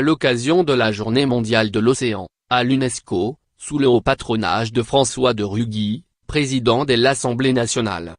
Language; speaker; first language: French; native; French